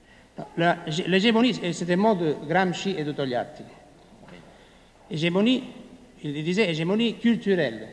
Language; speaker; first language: French; non-native, fluent; Italian